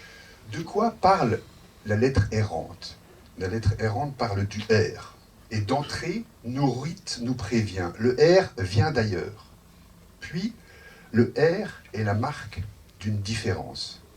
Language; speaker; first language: French; native; French